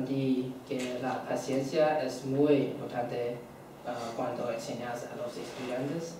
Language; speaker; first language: Spanish; non-native, learner; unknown